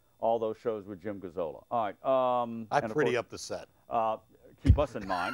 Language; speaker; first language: English; native; English